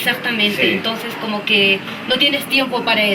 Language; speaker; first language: Spanish; native; Spanish